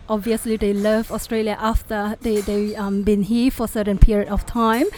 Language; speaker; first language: English; non-native, fluent; Indonesian